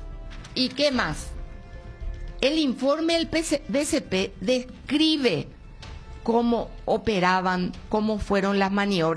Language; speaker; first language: Spanish; native; Spanish